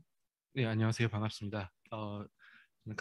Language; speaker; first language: Korean; native; Korean